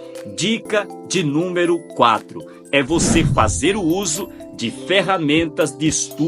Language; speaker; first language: Portuguese; native; Portuguese